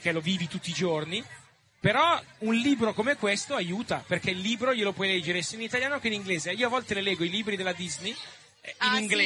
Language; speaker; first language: Italian; native; Italian